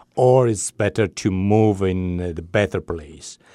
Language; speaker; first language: English; non-native, fluent; Italian